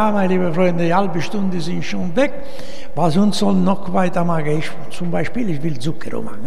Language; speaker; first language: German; non-native, learner; Italian